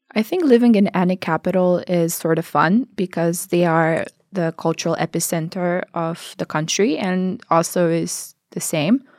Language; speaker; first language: English; non-native, fluent; Albanian